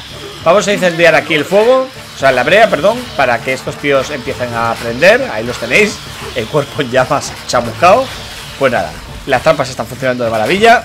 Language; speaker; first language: Spanish; native; Spanish